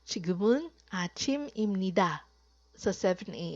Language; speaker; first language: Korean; non-native, fluent; Filipino